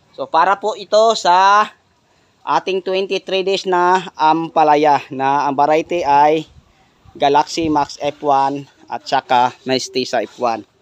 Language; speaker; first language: Filipino; non-native, local second language; Cebuano